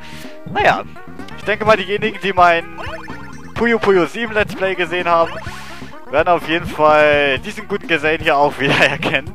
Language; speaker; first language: German; native; German